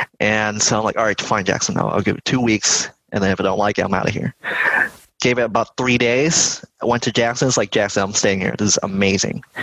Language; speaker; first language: English; early bilingual, other home language; Vietnamese